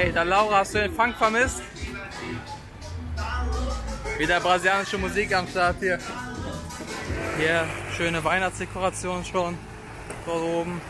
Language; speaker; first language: German; native; German